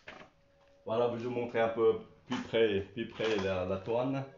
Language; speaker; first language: French; non-native, learner; Chinese